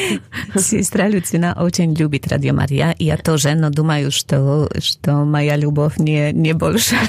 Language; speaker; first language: Russian; non-native, fluent; Polish